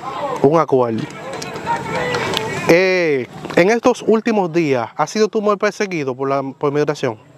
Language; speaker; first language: Spanish; native; Spanish